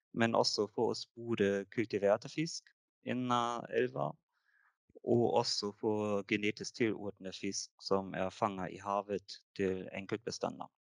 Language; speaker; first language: Norwegian; non-native, fluent; German